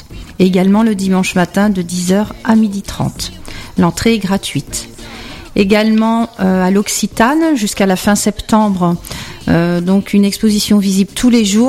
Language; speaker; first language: French; native; French